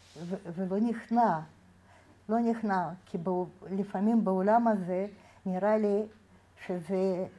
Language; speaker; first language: Hebrew; non-native, fluent; Russian